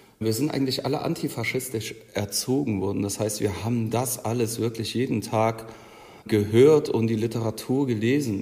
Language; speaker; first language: German; native; German